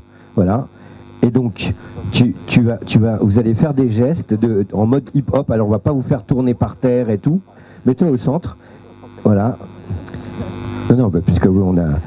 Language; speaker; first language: French; native; French